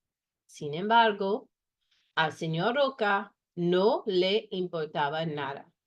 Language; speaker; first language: Spanish; non-native, fluent; English